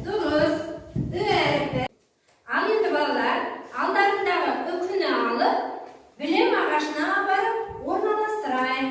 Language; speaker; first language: Kazakh; native; Kazakh